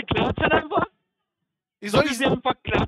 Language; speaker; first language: German; non-native, fluent; Albanian